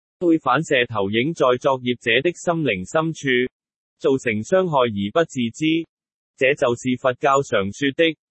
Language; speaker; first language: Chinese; non-native, local second language; Cantonese